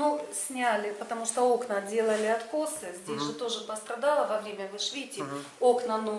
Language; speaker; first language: Russian; native; Russian